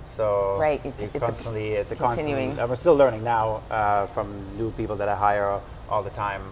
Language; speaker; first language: English; non-native, fluent; German